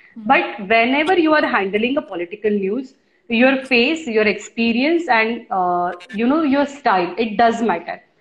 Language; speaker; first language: English; non-native, local second language; Marathi